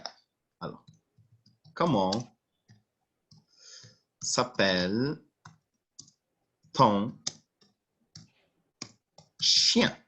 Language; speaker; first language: French; non-native, local second language; Arabic